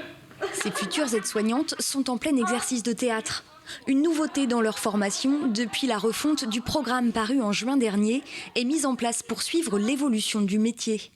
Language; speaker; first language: French; native; French